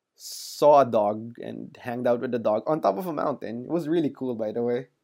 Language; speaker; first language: English; non-native, local second language; Filipino